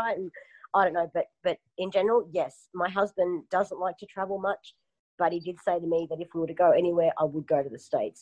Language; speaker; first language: English; native; English